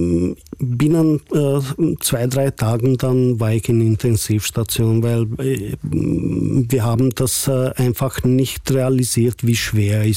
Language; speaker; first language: German; non-native, fluent; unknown